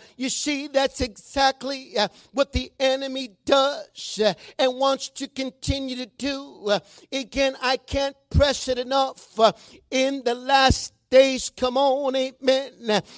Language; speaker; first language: English; non-native, fluent; Spanish